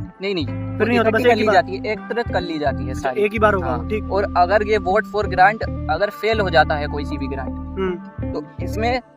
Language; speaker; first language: Hindi; native; Hindi